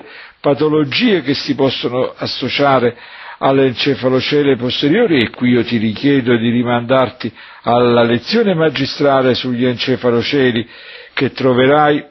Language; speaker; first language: Italian; native; Italian